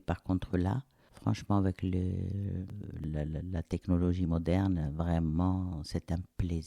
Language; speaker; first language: French; non-native, local second language; Arabic